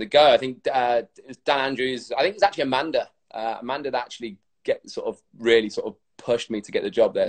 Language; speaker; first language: English; native; English